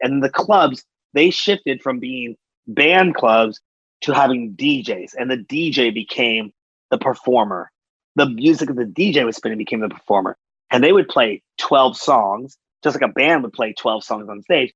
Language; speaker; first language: English; native; English